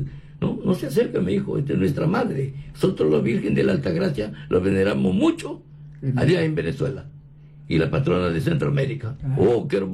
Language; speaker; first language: Spanish; native; Spanish